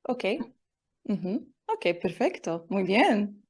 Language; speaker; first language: Spanish; non-native, learner; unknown